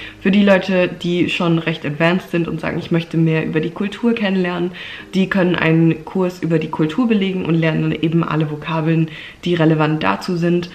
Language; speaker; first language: German; native; German